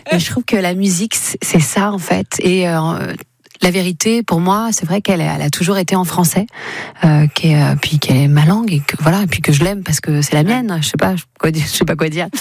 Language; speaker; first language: French; native; French